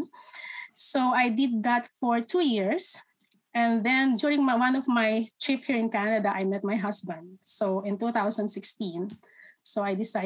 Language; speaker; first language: English; non-native, local second language; Filipino